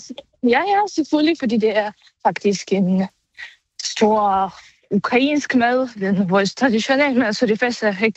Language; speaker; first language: Danish; non-native, learner; Ukrainian